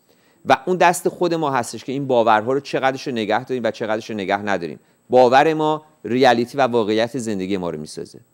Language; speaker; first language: Persian; native; Persian